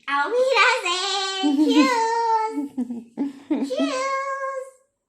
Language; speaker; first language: German; non-native, learner; Vietnamese